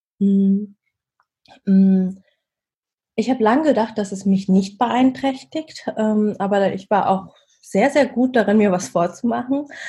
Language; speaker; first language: German; early bilingual, other home language; Vietnamese